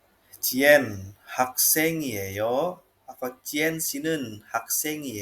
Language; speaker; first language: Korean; non-native, fluent; Indonesian